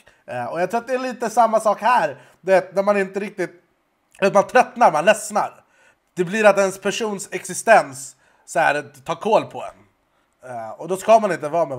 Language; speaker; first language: Swedish; native; Swedish